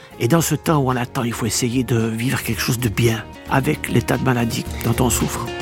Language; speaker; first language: French; native; French